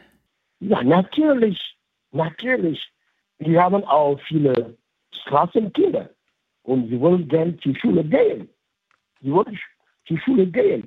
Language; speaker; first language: German; non-native, learner; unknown